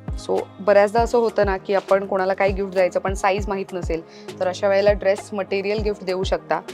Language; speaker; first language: Marathi; native; Marathi